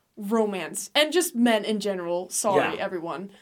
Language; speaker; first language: English; non-native, fluent; Danish